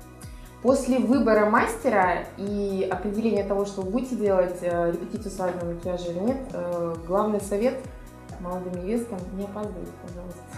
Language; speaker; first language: Russian; native; Russian